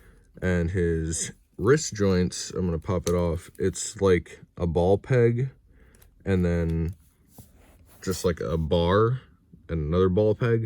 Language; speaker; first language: English; native; English